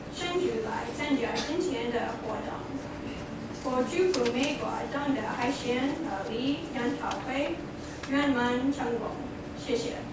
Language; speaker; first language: Chinese; non-native, learner; English